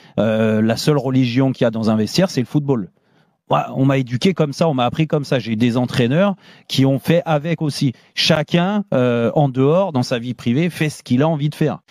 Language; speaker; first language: French; native; French